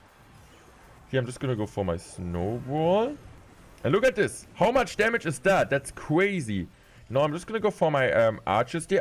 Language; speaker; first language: English; non-native, fluent; German